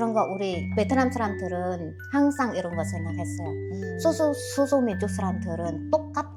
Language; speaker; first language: Korean; non-native, learner; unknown